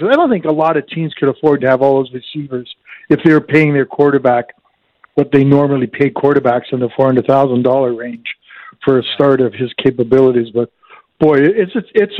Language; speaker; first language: English; native; English